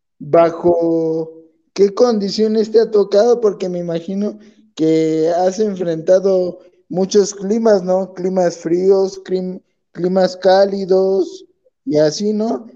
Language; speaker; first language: Spanish; native; Spanish